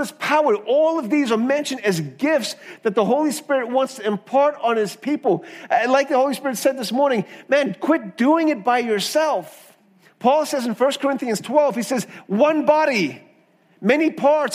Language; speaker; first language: English; native; English